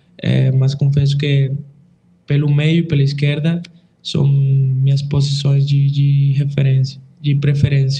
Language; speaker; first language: Portuguese; non-native, fluent; Spanish